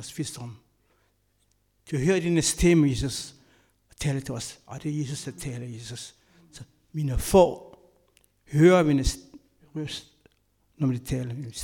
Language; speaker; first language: Danish; non-native, fluent; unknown